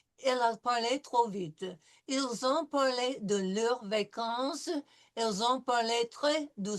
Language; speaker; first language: French; non-native, fluent; English